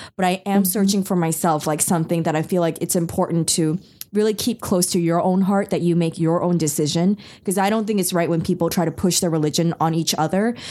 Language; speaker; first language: English; early bilingual, other home language; Min Nan Chinese